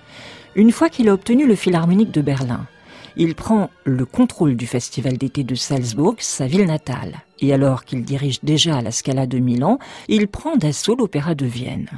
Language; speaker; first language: French; native; French